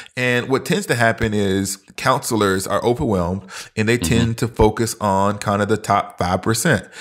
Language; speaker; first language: English; native; English